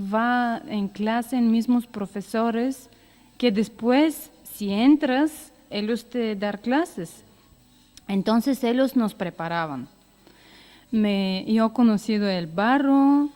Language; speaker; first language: Spanish; non-native, learner; Bulgarian